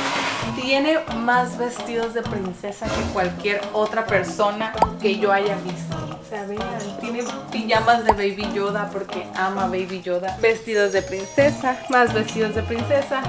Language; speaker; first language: Spanish; native; Spanish